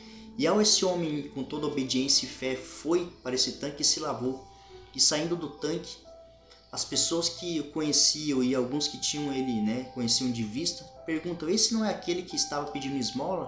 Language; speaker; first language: Portuguese; native; Portuguese